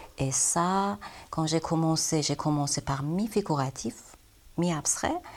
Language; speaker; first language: French; non-native, learner; Persian